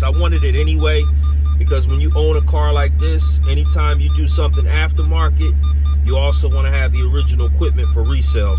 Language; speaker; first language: English; native; English